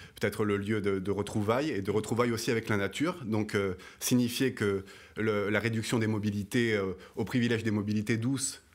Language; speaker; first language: French; native; French